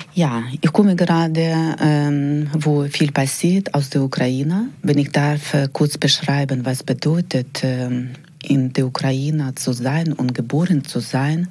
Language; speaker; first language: German; non-native, fluent; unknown